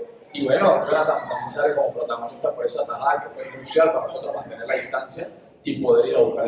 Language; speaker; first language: Spanish; native; Spanish